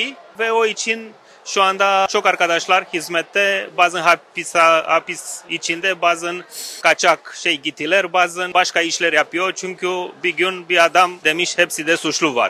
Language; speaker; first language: Turkish; non-native, learner; Romanian